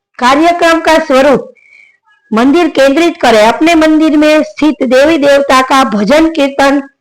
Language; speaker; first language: Hindi; non-native, local second language; Gujarati